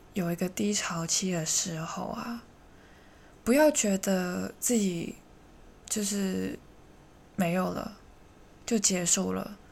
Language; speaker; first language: Chinese; non-native, local second language; Cantonese